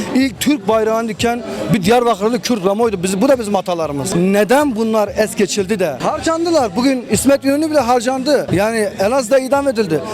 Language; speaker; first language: Turkish; non-native, local second language; Kurdish